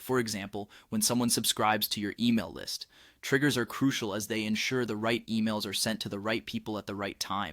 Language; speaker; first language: English; native; English